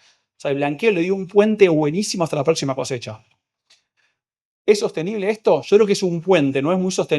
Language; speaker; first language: Spanish; native; Spanish